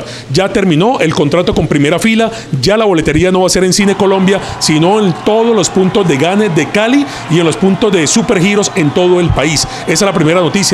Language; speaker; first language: Spanish; native; Spanish